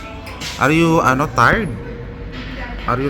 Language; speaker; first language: English; non-native, learner; Filipino